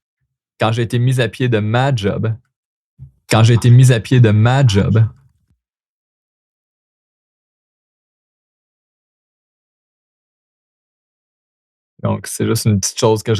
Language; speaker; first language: French; native; French